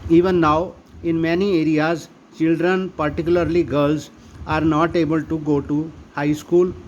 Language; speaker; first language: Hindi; non-native, local second language; Punjabi